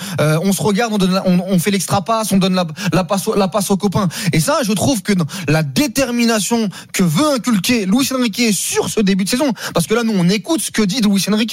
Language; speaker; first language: French; native; French